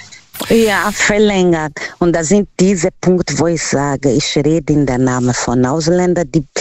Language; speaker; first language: German; non-native, fluent; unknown